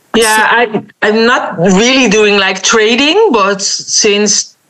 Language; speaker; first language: English; non-native, fluent; Dutch